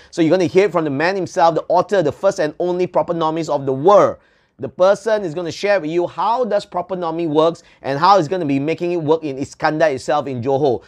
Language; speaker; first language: English; non-native, local second language; Chinese